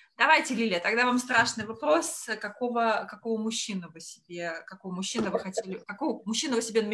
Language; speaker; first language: Russian; native; Russian